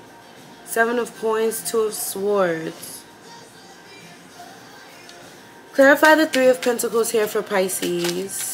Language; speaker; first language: English; native; English